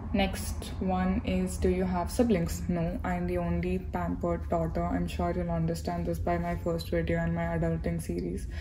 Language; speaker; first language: English; non-native, local second language; Telugu